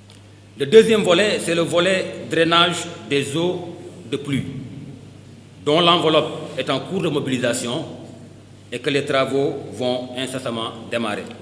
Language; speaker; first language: French; non-native, local second language; Wolof